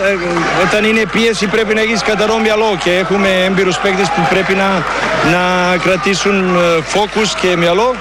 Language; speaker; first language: Greek; non-native, learner; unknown